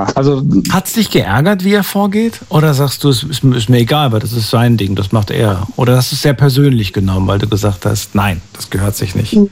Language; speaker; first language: German; native; German